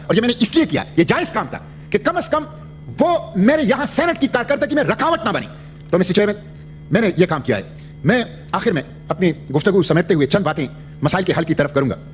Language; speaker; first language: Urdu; non-native, local second language; Pashto